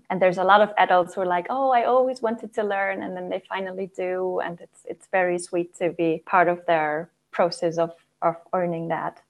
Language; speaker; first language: English; non-native, fluent; German